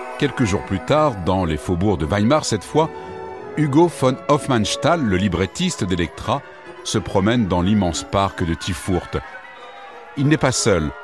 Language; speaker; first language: French; native; French